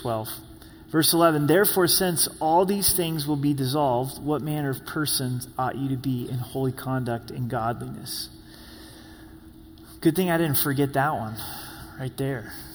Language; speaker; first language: English; native; English